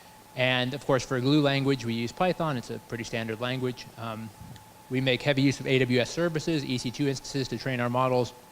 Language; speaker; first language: English; native; English